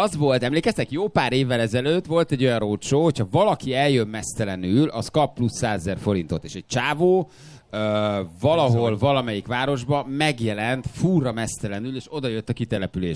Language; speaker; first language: Hungarian; native; Hungarian